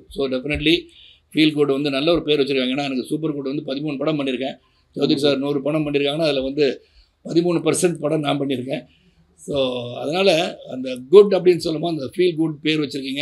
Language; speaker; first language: Tamil; native; Tamil